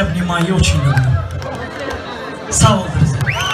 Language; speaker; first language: Russian; non-native, fluent; Lezghian